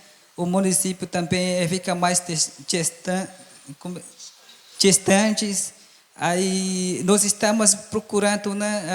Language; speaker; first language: Portuguese; non-native, local second language; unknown